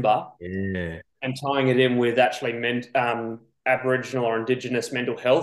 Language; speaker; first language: English; native; English